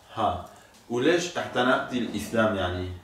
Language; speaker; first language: Arabic; native; Arabic